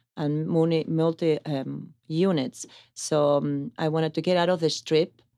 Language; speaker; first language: English; non-native, fluent; Italian